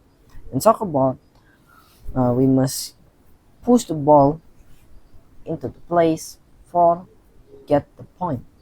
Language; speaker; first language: English; non-native, learner; Indonesian